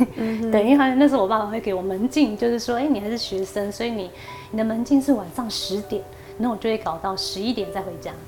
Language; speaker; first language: Chinese; early bilingual, heritage; Spanish